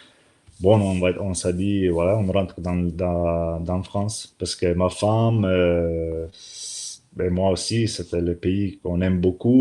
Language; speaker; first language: French; non-native, learner; Slovenian